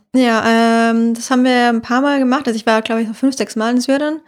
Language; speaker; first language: German; native; German